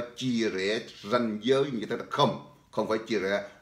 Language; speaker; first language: Vietnamese; native; Vietnamese